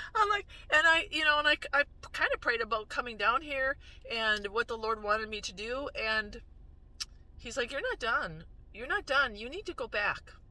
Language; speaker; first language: English; native; English